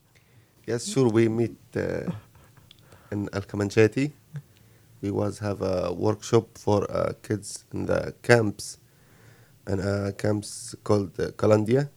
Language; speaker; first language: English; non-native, learner; Arabic